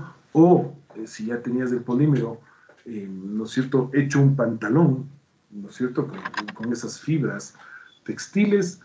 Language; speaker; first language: Spanish; native; Spanish